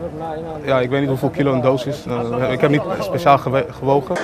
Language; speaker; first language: Dutch; non-native, fluent; Somali